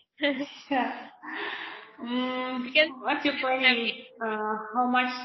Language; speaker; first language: English; non-native, learner; Indonesian